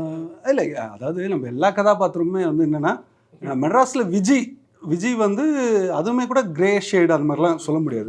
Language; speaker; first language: Tamil; native; Tamil